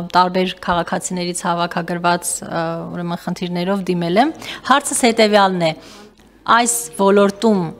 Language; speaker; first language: Armenian; native; Armenian